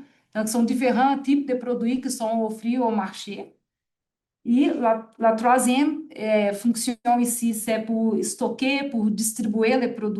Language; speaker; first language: French; non-native, fluent; Portuguese